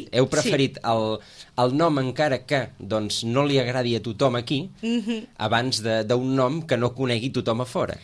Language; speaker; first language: Catalan; native; Catalan